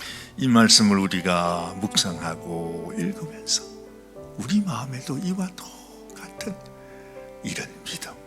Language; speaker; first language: Korean; native; Korean